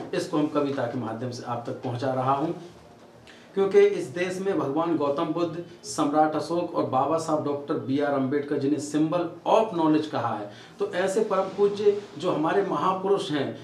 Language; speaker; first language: Hindi; native; Hindi